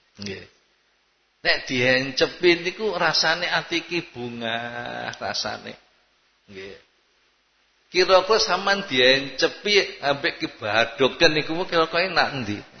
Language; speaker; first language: Indonesian; native; Indonesian